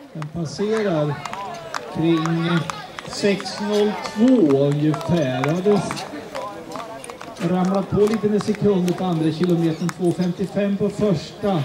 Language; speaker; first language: Swedish; native; Swedish